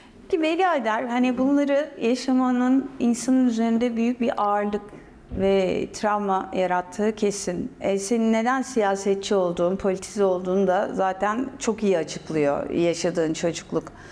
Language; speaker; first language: Turkish; native; Turkish